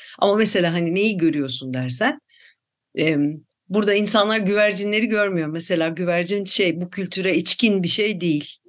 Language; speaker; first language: Turkish; native; Turkish